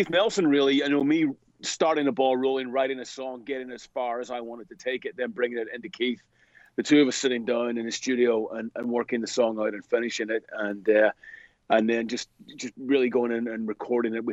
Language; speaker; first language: English; native; English